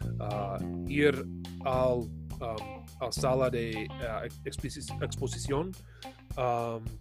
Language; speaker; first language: Spanish; non-native, learner; English